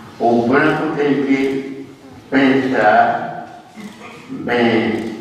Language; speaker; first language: Portuguese; non-native, local second language; Kayapó